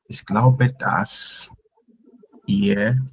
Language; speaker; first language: German; non-native, fluent; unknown